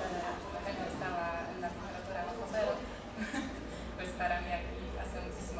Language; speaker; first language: Spanish; non-native, learner; Polish